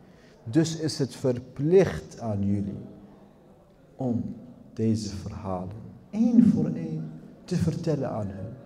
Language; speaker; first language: Dutch; early bilingual, other home language; Arabic